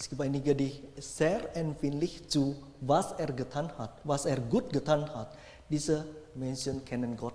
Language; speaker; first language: German; non-native, fluent; Indonesian